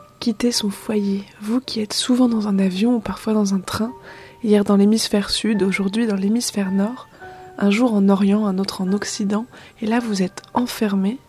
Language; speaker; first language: French; native; French